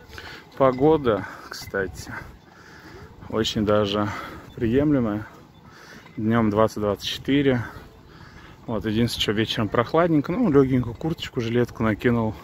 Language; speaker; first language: Russian; native; Russian